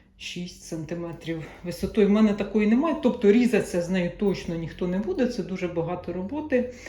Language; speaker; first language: Ukrainian; non-native, local second language; Russian